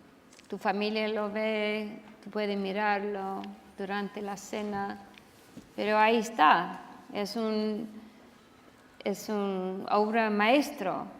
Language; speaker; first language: Spanish; non-native, fluent; English